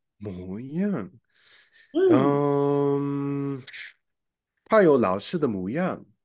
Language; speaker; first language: Chinese; non-native, fluent; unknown